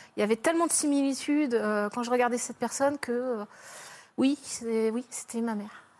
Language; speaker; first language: French; native; French